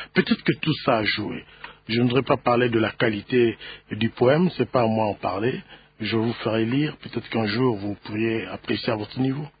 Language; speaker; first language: French; non-native, local second language; Lingala